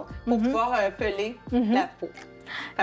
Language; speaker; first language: French; native; French